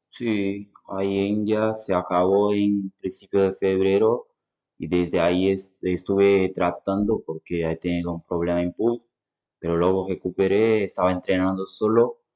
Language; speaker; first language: Spanish; non-native, fluent; Portuguese